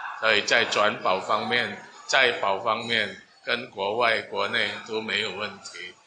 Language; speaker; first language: Chinese; non-native, fluent; Min Nan Chinese